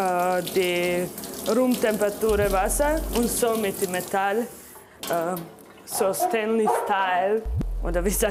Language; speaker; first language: German; non-native, learner; Croatian